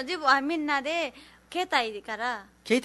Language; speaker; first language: Japanese; non-native, learner; Nepali